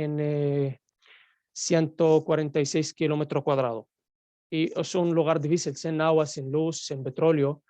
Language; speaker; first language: Spanish; non-native, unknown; Arabic